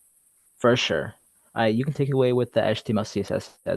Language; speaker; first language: English; native; English